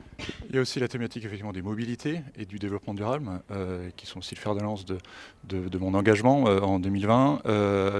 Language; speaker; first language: French; native; French